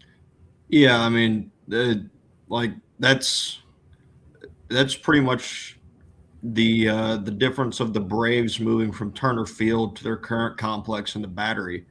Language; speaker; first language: English; native; English